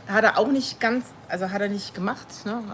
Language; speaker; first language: German; native; German